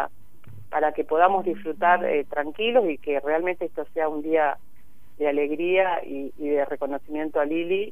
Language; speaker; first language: Spanish; native; Spanish